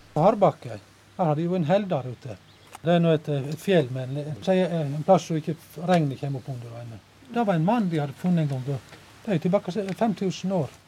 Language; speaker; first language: Norwegian; native; Norwegian